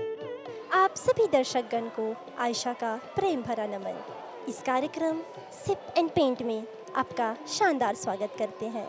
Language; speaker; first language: Hindi; non-native, local second language; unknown